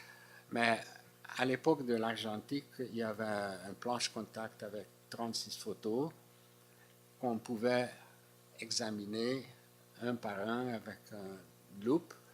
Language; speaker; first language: French; non-native, fluent; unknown